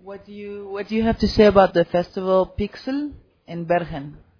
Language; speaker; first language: English; non-native, fluent; Spanish